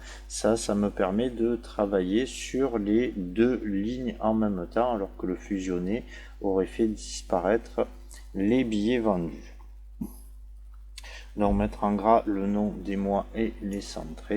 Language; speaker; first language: French; native; French